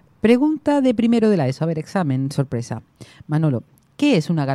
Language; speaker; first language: Spanish; native; Spanish